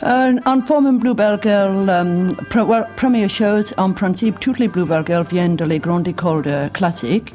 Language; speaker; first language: French; non-native, fluent; English